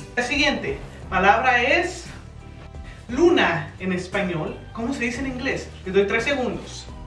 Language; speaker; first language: Spanish; native; Spanish